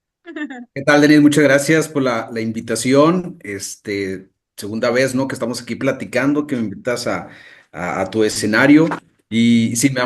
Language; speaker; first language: Spanish; native; Spanish